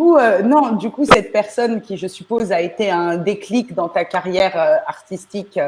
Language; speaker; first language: French; native; French